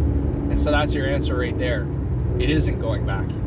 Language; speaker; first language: English; native; English